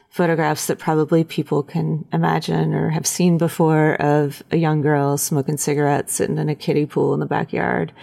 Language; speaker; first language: English; native; English